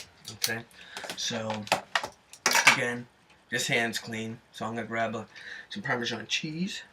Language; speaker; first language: English; native; English